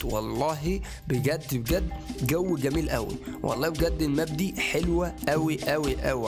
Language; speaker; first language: Arabic; native; Arabic